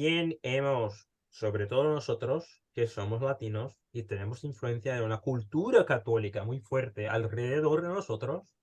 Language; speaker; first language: Spanish; early bilingual, heritage; Spanish